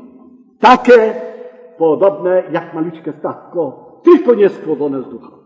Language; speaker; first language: Polish; native; Polish